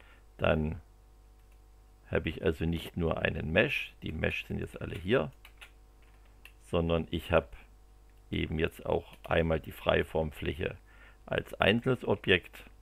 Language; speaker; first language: German; native; German